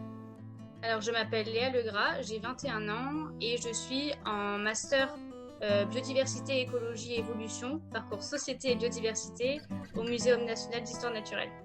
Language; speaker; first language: French; native; French